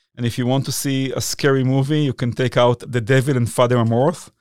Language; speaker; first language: English; non-native, fluent; Hebrew